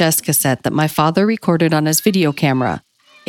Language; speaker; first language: English; native; English